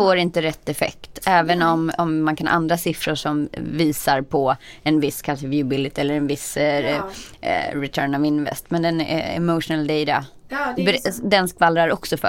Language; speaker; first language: Swedish; native; Swedish